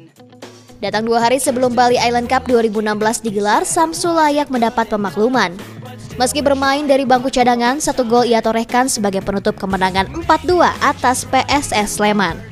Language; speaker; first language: Indonesian; native; Indonesian